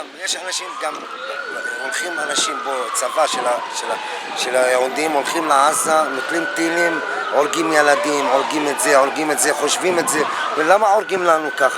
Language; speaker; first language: Hebrew; non-native, local second language; Arabic